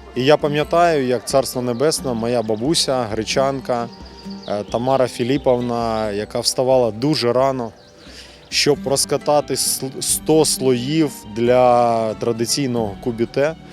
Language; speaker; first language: Ukrainian; native; Ukrainian